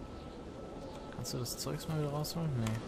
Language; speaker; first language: German; native; German